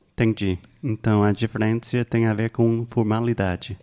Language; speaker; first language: Portuguese; non-native, fluent; English